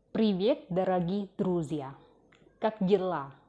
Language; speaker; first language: Russian; non-native, fluent; Indonesian